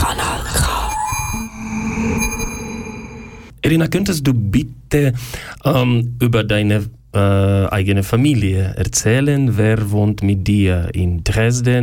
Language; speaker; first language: German; non-native, learner; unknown